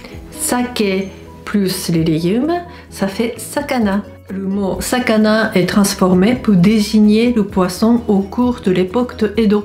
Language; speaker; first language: French; non-native, fluent; Japanese